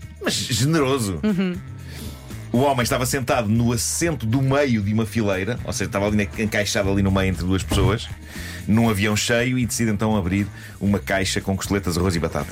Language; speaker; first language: Portuguese; native; Portuguese